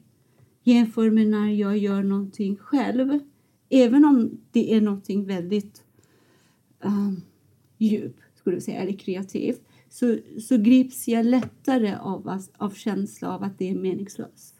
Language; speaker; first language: Swedish; non-native, fluent; Persian